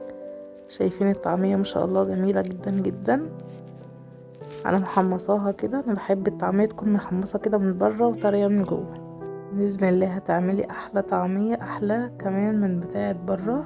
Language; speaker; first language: Arabic; native; Arabic